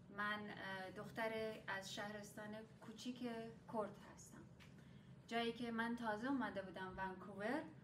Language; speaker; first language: Persian; non-native, local second language; Kurdish